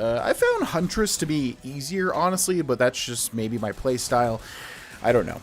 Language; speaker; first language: English; native; English